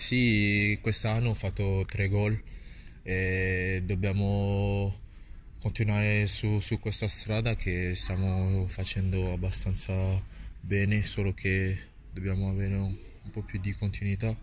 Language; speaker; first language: Italian; non-native, learner; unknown